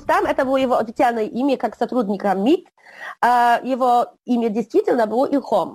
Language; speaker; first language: Russian; non-native, fluent; Polish